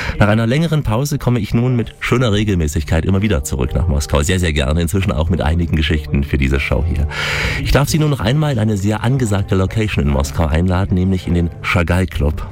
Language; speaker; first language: German; native; German